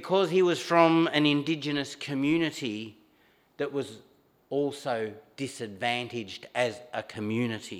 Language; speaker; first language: English; native; English